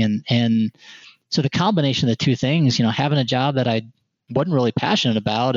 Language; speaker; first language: English; native; English